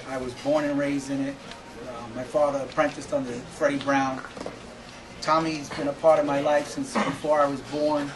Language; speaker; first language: English; native; English